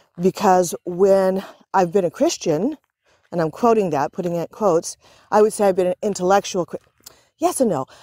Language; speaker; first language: English; native; English